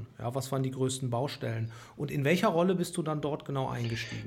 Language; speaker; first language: German; native; German